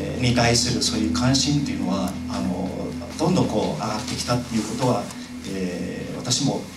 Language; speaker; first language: Japanese; non-native, fluent; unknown